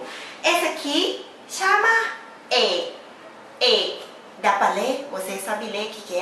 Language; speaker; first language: Portuguese; non-native, learner; Thai